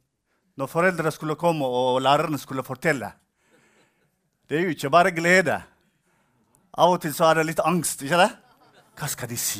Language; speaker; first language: Norwegian; non-native, fluent; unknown